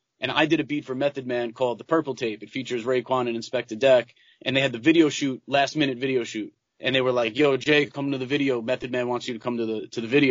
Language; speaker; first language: English; native; English